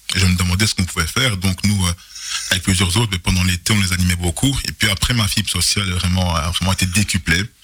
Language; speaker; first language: French; native; French